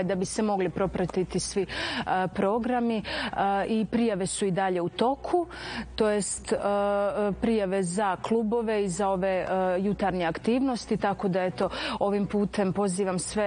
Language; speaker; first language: Serbian; native; Serbian